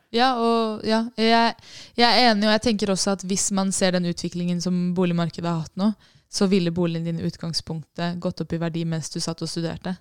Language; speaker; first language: Norwegian; native; Norwegian